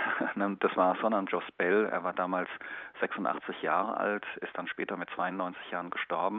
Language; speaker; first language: German; native; German